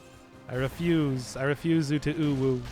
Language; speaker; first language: English; native; English